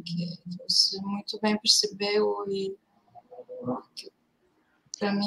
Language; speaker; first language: Portuguese; non-native, fluent; Serbian